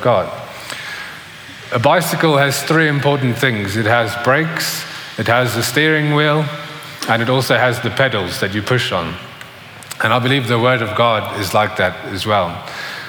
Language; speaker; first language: English; native; English